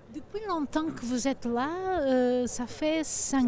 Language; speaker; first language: French; early bilingual, heritage; Portuguese